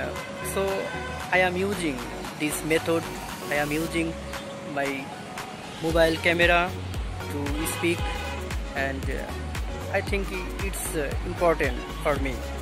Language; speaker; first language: English; non-native, learner; Bangla